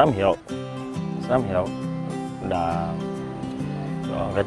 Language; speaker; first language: Vietnamese; non-native, learner; Portuguese